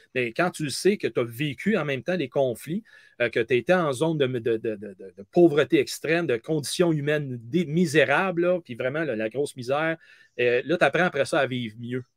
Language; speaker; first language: French; native; French